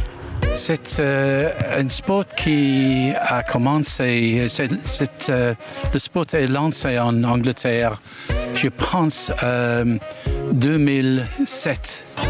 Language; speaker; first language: French; non-native, learner; English